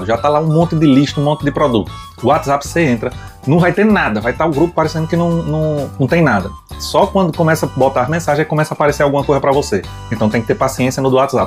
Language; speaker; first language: Portuguese; native; Portuguese